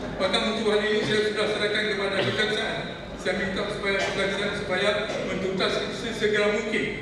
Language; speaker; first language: Malay; non-native, local second language; Achinese